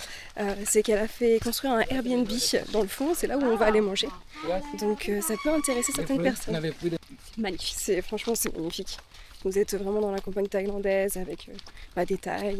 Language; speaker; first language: French; native; French